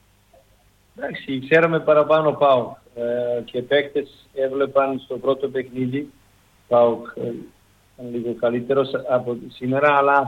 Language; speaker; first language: Greek; non-native, learner; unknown